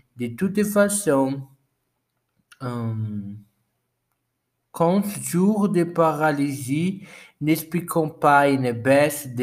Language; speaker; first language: French; non-native, learner; Portuguese